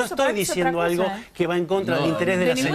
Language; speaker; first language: Spanish; native; Spanish